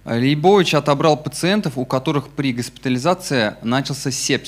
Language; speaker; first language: Russian; native; Russian